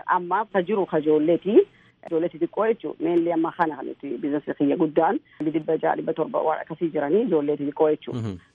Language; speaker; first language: Oromo; early bilingual, heritage; Oromo